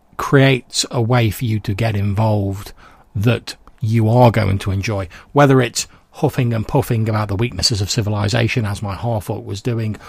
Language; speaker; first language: English; native; English